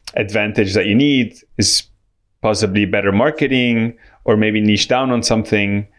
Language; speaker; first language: English; non-native, fluent; Arabic